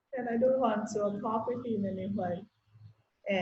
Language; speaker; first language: English; non-native, learner; Vietnamese